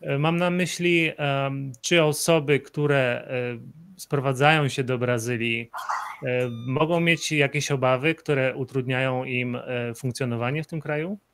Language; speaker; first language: Polish; native; Polish